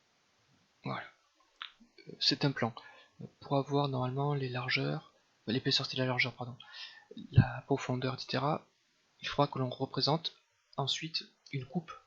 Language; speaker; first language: French; native; French